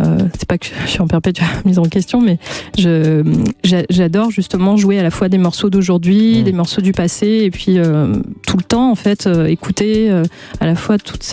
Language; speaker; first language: French; native; French